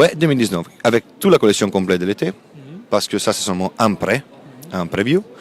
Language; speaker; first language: French; non-native, fluent; Italian